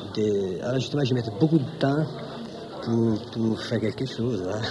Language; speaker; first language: French; non-native, fluent; Italian